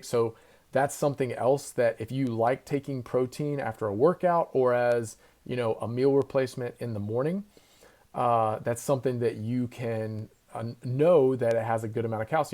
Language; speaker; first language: English; native; English